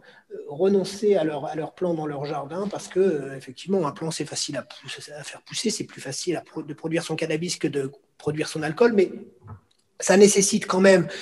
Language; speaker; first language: French; native; French